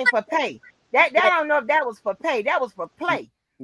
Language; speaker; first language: English; native; English